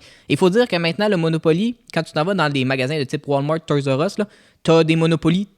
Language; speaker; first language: French; native; French